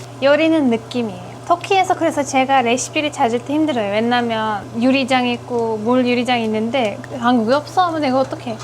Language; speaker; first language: Korean; non-native, learner; Turkish